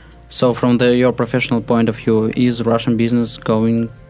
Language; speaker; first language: English; non-native, fluent; Russian